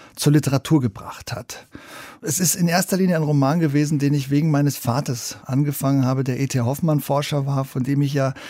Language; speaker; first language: German; native; German